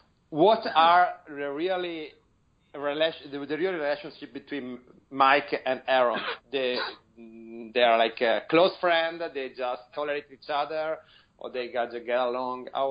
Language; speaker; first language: English; non-native, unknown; Italian